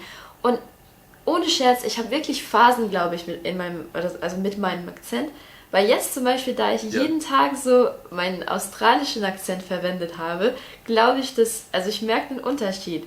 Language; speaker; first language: German; non-native, fluent; Latvian